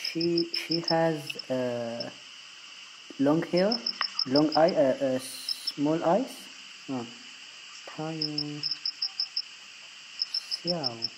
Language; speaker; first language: English; non-native, learner; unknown